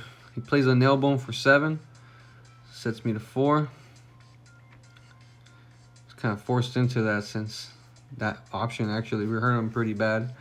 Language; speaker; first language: English; native; English